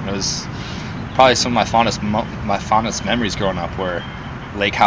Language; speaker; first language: English; native; English